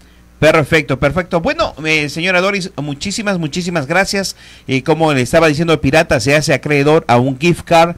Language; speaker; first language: Spanish; native; Spanish